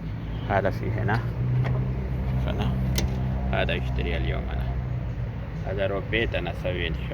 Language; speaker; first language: Arabic; non-native, learner; Urdu